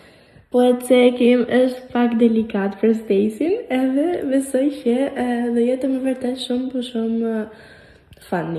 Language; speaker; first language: Albanian; early bilingual, heritage; Albanian